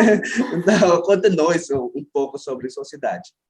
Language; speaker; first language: Portuguese; non-native, learner; Filipino